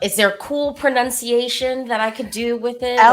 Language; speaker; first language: English; native; English